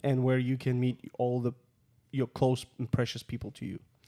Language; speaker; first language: English; non-native, fluent; Russian